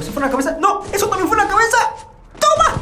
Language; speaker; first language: Spanish; native; Spanish